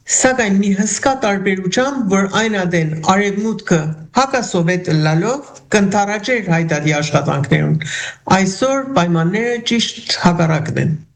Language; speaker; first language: Armenian; early bilingual, heritage; Armenian